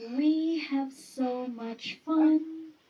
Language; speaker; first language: English; non-native, fluent; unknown